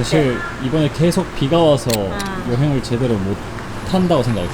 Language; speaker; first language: Korean; native; Korean